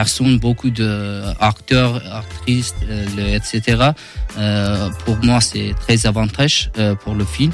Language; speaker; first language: French; non-native, learner; Kurdish